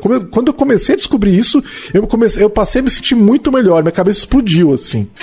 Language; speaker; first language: Portuguese; native; Portuguese